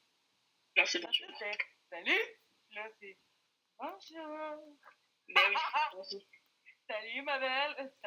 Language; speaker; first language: French; native; French